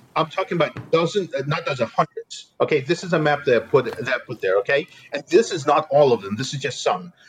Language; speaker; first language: English; non-native, fluent; Russian